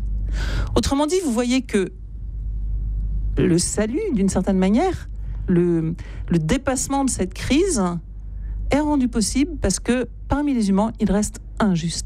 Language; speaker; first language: French; native; French